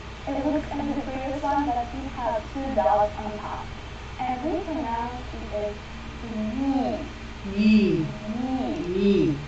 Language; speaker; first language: English; non-native, learner; Ukrainian